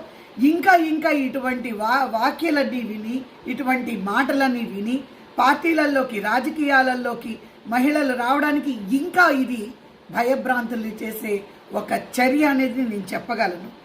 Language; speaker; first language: Telugu; native; Telugu